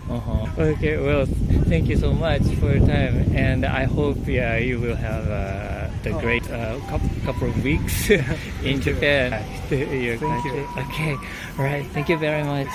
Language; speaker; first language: English; non-native, learner; Japanese